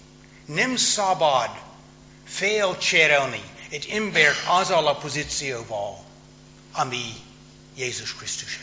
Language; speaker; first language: Hungarian; non-native, fluent; English